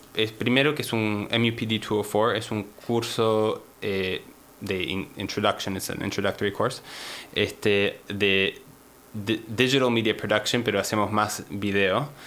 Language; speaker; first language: Spanish; native; Spanish